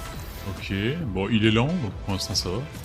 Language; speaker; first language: French; native; French